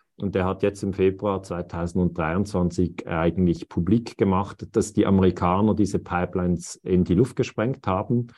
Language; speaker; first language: German; native; German